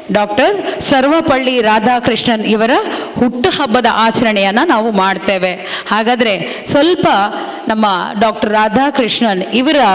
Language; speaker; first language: Kannada; non-native, local second language; Tulu